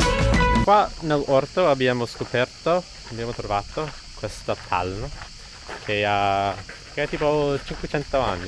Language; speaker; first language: Italian; non-native, fluent; English